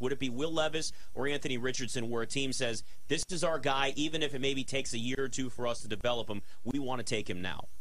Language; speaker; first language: English; native; English